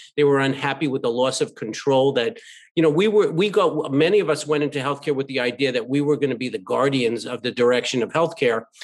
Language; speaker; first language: English; native; English